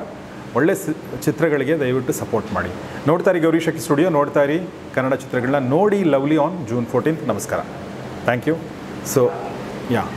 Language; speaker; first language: Kannada; native; Kannada